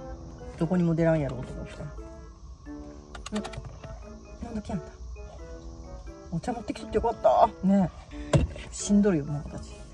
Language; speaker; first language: Japanese; native; Japanese